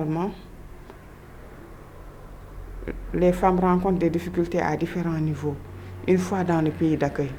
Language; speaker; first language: French; non-native, local second language; Wolof